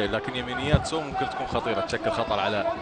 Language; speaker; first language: Arabic; native; Arabic